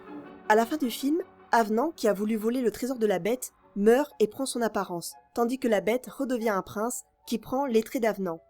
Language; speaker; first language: French; native; French